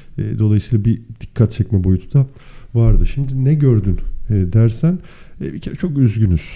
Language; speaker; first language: Turkish; native; Turkish